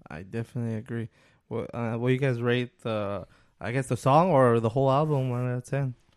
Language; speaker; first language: English; early bilingual, other home language; Spanish